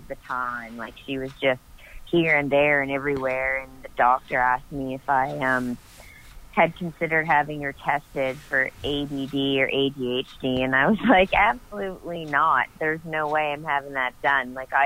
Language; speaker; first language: English; native; English